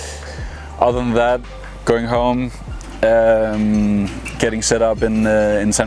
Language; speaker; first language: English; non-native, fluent; Danish